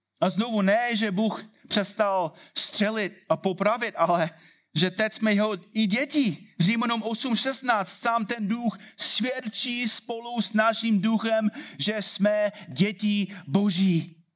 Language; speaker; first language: Czech; non-native, fluent; English